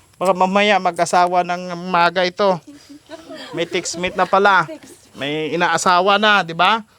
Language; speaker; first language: Filipino; native; Filipino